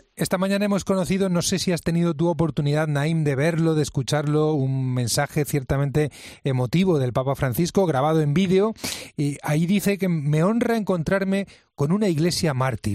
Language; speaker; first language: Spanish; native; Spanish